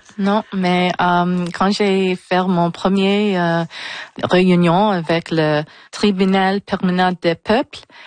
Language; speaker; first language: French; non-native, fluent; English